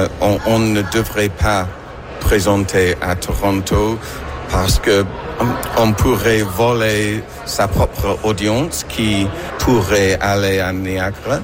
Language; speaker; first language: French; non-native, fluent; English